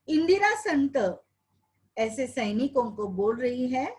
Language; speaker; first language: Hindi; non-native, local second language; Marathi